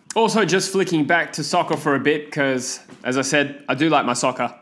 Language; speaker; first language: English; native; English